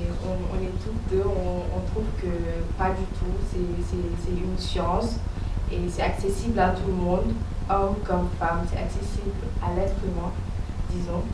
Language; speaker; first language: French; non-native, local second language; Wolof